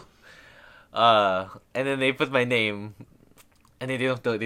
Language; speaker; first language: English; non-native, local second language; Filipino